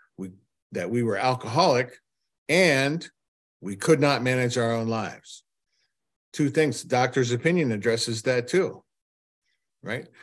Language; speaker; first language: English; native; English